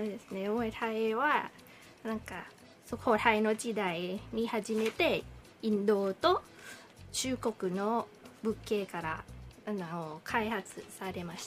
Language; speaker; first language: Japanese; non-native, learner; Thai